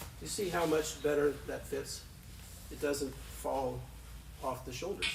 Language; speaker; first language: English; native; English